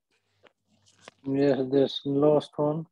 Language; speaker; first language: English; non-native, learner; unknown